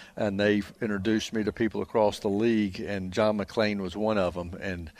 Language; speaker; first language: English; native; English